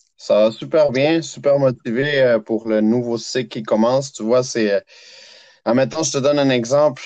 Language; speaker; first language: French; native; French